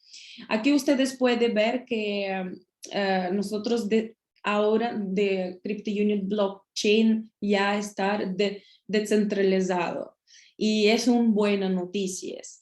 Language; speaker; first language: Spanish; non-native, learner; Russian